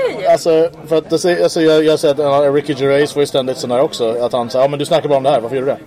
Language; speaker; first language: Swedish; early bilingual, other home language; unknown